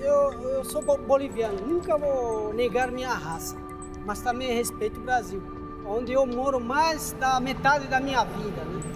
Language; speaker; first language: Portuguese; early bilingual, other home language; Spanish